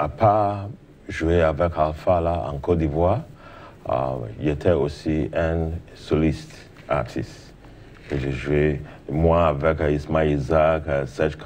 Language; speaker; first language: French; non-native, learner; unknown